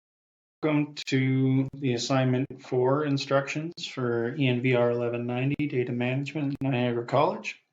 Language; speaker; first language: English; native; English